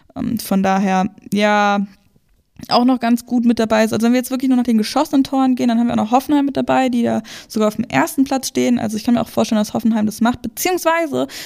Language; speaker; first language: German; native; German